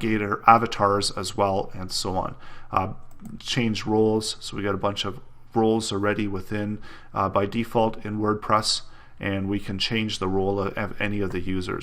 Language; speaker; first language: English; native; English